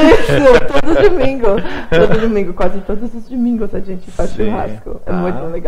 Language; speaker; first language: Portuguese; non-native, fluent; English